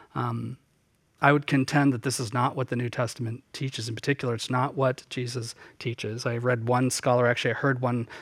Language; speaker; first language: English; native; English